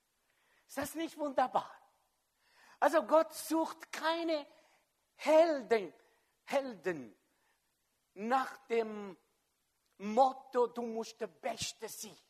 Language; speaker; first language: German; non-native, fluent; French